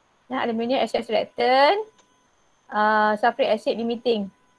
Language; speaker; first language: English; non-native, local second language; Malay